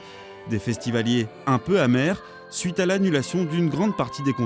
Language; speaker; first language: French; native; French